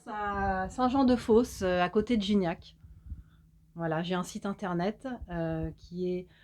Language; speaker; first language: French; native; French